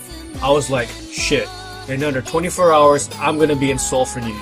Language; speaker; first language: English; native; English